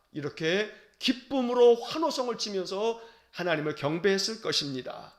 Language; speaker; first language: Korean; native; Korean